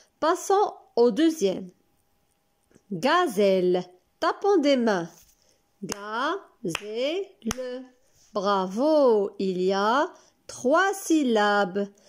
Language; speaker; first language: French; non-native, local second language; Arabic